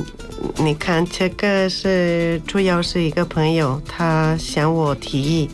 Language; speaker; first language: Chinese; non-native, fluent; Spanish